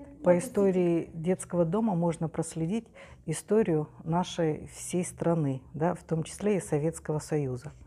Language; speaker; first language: Russian; native; Russian